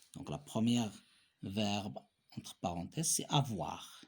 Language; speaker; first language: French; non-native, local second language; Arabic